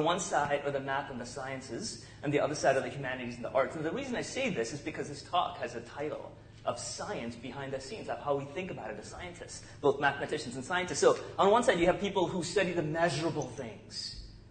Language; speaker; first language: English; non-native, local second language; Tamil